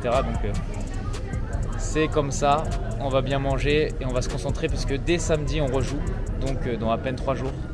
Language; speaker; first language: French; native; French